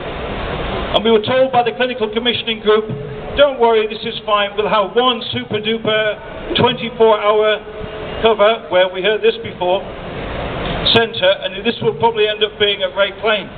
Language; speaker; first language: English; native; English